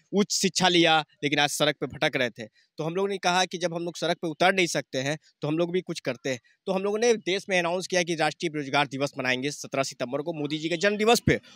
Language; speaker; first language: Hindi; native; Hindi